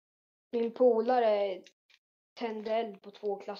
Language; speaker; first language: Swedish; early bilingual, other home language; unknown